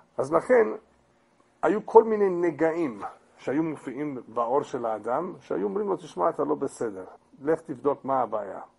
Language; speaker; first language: Hebrew; non-native, fluent; English